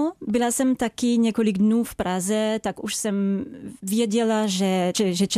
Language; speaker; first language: Czech; non-native, fluent; French